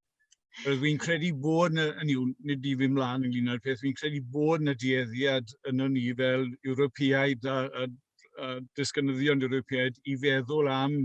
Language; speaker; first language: Welsh; native; Welsh